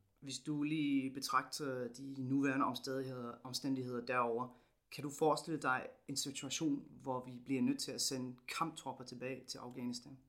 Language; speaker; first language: Danish; non-native, fluent; English